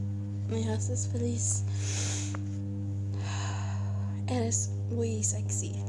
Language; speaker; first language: Spanish; non-native, learner; English